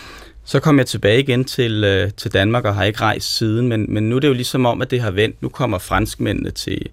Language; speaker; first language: Danish; native; Danish